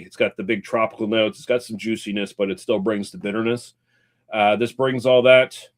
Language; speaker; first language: English; native; English